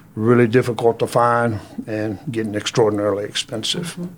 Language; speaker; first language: English; native; English